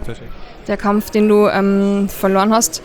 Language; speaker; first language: German; native; German